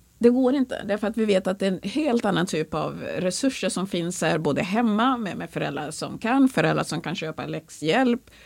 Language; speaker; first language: Swedish; early bilingual, other home language; Swahili